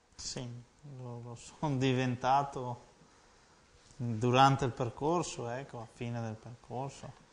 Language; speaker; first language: Italian; native; Italian